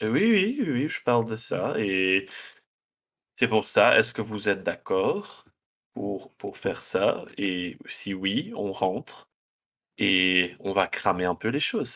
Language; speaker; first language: French; non-native, fluent; Dutch